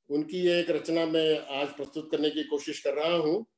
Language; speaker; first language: Hindi; native; Hindi